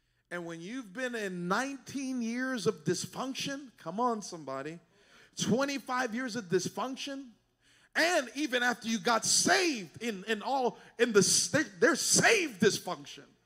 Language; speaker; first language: English; native; English